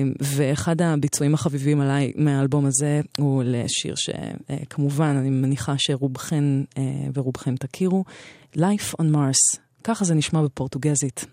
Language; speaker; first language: Hebrew; native; Hebrew